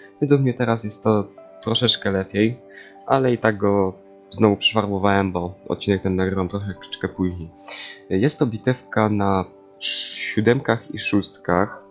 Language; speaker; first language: Polish; native; Polish